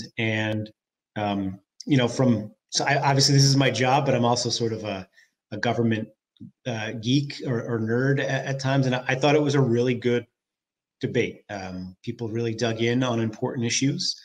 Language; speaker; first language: English; native; English